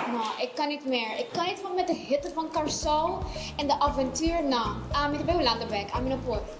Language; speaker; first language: Dutch; non-native, local second language; Papiamento